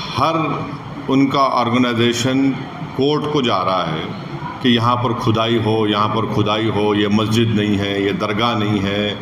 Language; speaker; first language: Hindi; native; Hindi